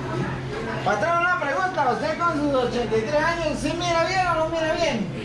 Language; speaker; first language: Spanish; native; Spanish